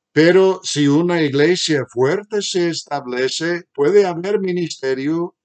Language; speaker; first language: Spanish; non-native, fluent; English